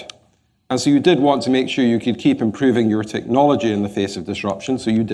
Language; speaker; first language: English; native; English